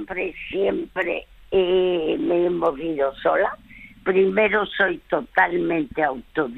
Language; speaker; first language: Spanish; early bilingual, other home language; French